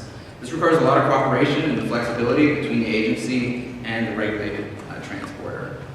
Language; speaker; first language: English; native; English